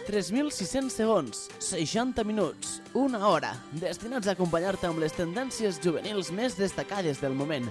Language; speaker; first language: Catalan; native; Catalan